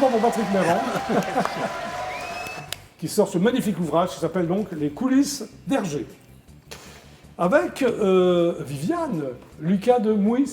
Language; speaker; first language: French; native; French